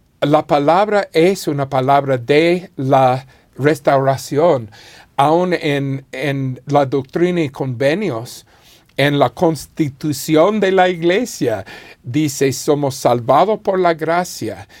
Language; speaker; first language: Spanish; non-native, fluent; English